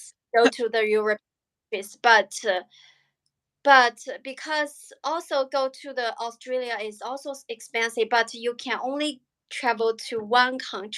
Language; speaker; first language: English; non-native, learner; Chinese